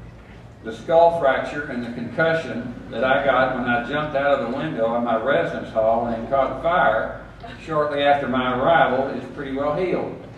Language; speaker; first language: English; native; English